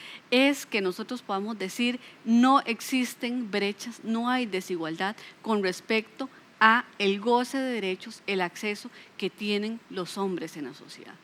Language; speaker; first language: Spanish; native; Spanish